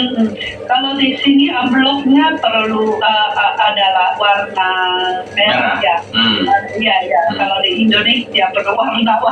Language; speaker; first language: Indonesian; non-native, fluent; Chinese